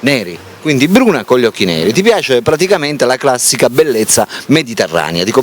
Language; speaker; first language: Italian; native; Italian